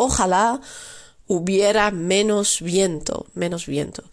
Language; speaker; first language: Spanish; non-native, fluent; Dutch